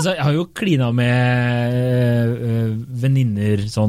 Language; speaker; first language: Norwegian; native; Norwegian